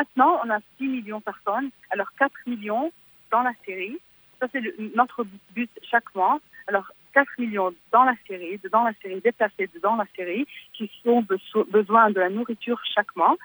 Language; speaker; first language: French; non-native, fluent; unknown